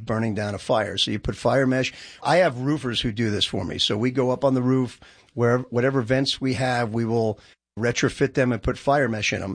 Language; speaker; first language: English; native; English